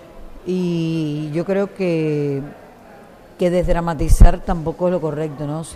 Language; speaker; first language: Spanish; native; Spanish